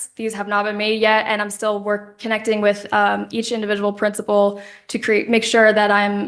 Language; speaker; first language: English; native; English